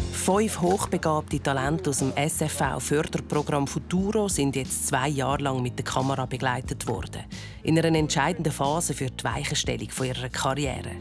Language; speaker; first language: German; native; German